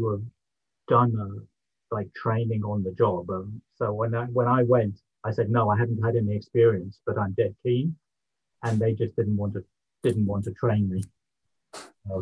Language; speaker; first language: English; native; English